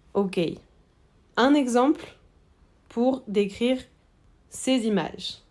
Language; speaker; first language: French; non-native, fluent; Spanish